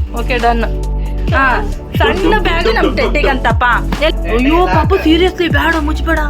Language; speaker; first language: Kannada; native; Kannada